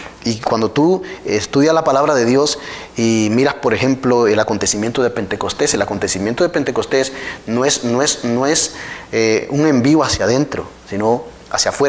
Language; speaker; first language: Spanish; native; Spanish